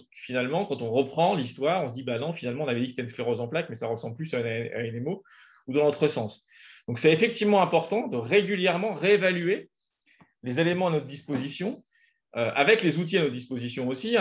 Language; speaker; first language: French; native; French